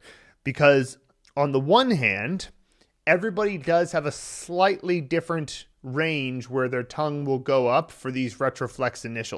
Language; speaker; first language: English; native; English